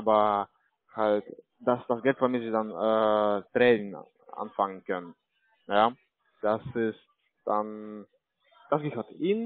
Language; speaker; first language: German; non-native, learner; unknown